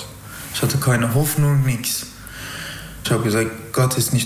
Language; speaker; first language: German; non-native, learner; Persian